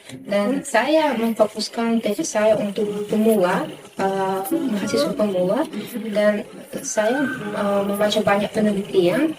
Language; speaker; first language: Indonesian; non-native, fluent; Russian